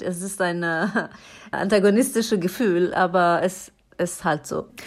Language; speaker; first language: German; non-native, learner; Persian